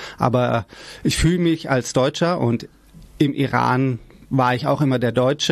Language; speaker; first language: German; early bilingual, other home language; Persian